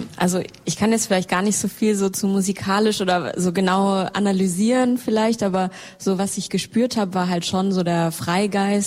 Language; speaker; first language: German; native; German